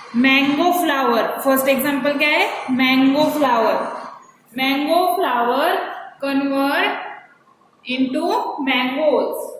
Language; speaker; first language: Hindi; non-native, local second language; Marathi